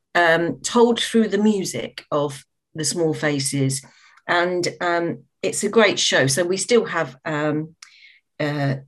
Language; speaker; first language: English; native; English